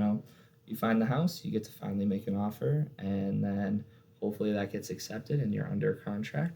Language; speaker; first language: English; native; English